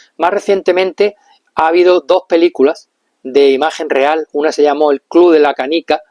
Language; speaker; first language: Spanish; native; Spanish